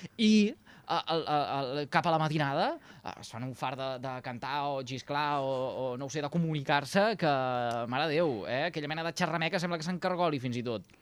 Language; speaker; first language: Catalan; native; Catalan